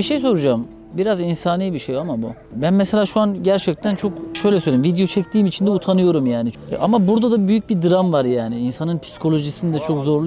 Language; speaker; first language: Turkish; native; Turkish